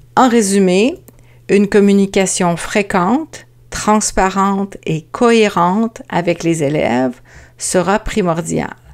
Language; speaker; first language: French; native; French